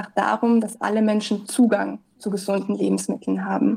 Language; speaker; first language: German; native; German